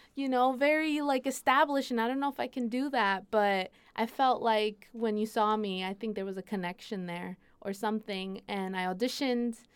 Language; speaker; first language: English; non-native, fluent; Spanish